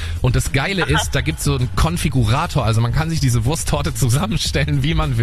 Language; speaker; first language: German; native; German